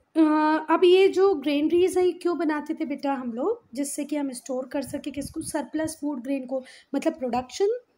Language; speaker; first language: Hindi; native; Hindi